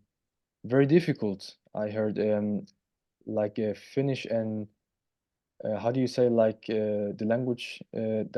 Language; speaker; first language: English; non-native, fluent; Spanish